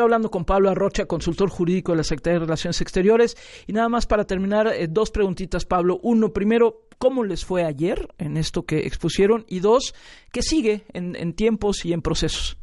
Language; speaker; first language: Spanish; native; Spanish